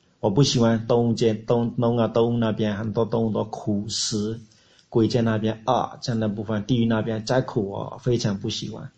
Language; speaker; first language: Chinese; non-native, learner; Burmese